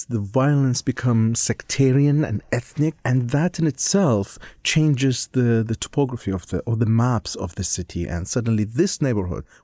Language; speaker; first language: English; non-native, fluent; Arabic